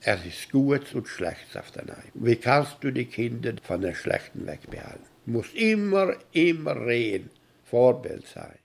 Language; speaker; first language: German; early bilingual, heritage; German